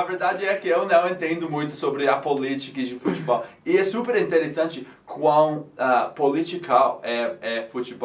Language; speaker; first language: Portuguese; non-native, fluent; English